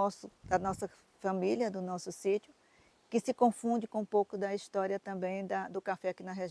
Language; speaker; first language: Portuguese; native; Portuguese